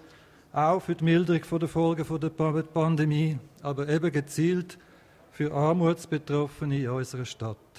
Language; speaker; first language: German; native; German